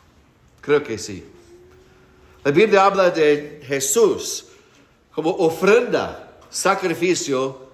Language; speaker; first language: Spanish; non-native, fluent; English